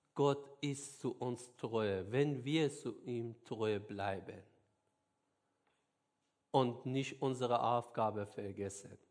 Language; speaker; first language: German; non-native, learner; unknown